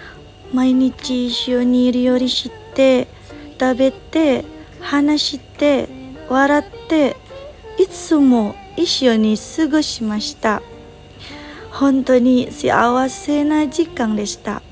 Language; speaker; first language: Japanese; non-native, learner; Indonesian